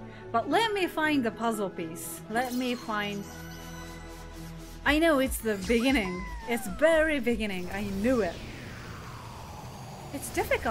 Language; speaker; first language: English; non-native, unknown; Japanese